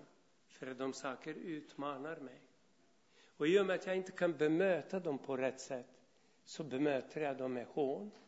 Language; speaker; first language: Swedish; non-native, fluent; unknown